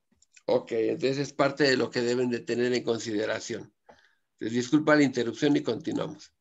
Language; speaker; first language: Spanish; native; Spanish